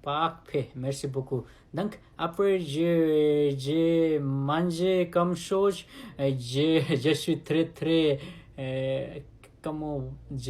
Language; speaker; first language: French; non-native, learner; Nepali